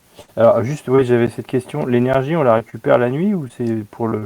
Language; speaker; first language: French; native; French